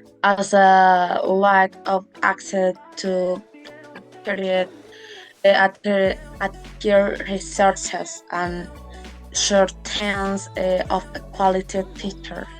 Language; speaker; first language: English; non-native, learner; Spanish